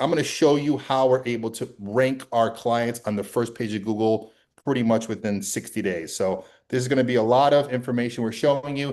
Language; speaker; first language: English; native; English